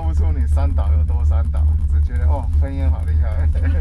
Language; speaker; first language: Chinese; native; Chinese